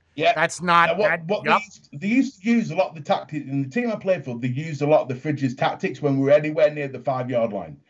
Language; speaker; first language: English; native; English